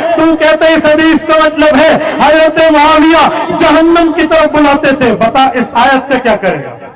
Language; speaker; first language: Urdu; non-native, local second language; Saraiki